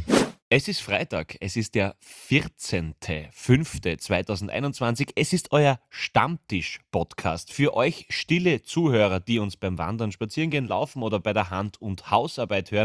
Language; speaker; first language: German; native; German